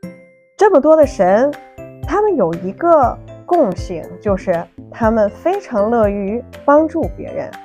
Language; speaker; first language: Chinese; native; Chinese